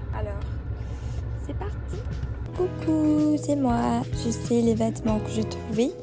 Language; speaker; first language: French; non-native, learner; Spanish